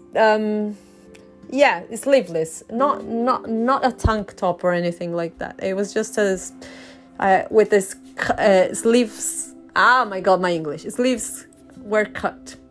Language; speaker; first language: English; non-native, fluent; Portuguese